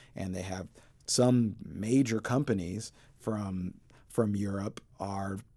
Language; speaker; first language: English; native; English